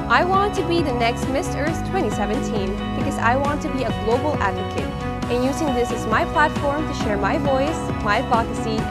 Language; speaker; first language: English; non-native, local second language; Filipino